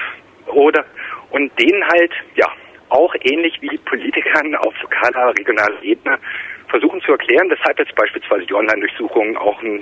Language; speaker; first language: German; native; German